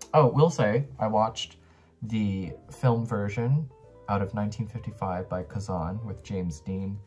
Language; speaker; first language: English; native; English